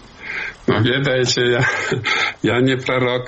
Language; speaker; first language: Polish; non-native, learner; Belarusian